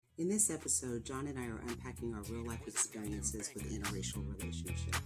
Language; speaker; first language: English; native; English